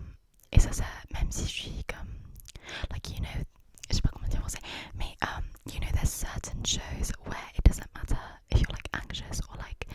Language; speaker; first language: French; early bilingual, heritage; English